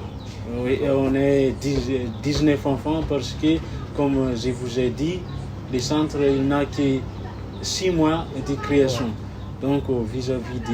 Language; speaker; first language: French; non-native, local second language; Malagasy